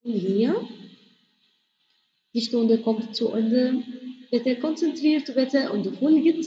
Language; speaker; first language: German; non-native, fluent; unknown